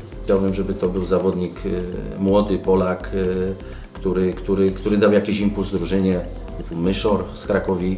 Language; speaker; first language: Polish; native; Polish